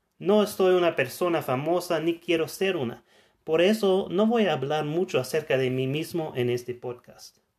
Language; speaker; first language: Spanish; non-native, fluent; German